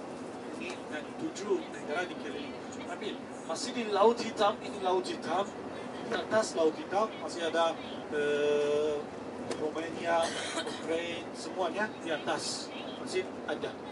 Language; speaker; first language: Indonesian; non-native, fluent; Turkish